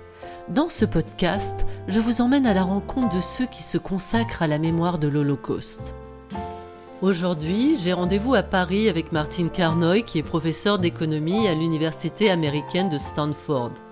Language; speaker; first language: French; native; French